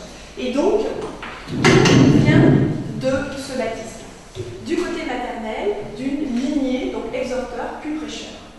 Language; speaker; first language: French; native; French